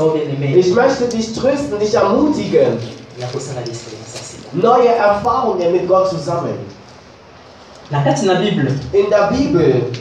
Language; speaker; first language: German; non-native, learner; French